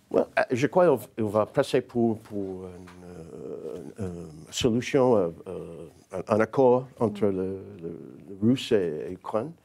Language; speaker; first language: French; non-native, learner; English